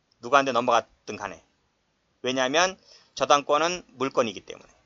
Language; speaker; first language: Korean; native; Korean